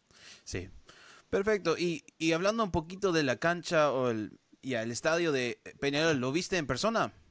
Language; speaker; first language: Spanish; early bilingual, heritage; Spanish